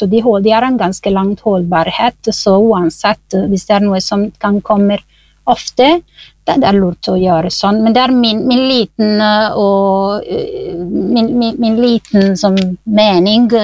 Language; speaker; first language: Norwegian; non-native, fluent; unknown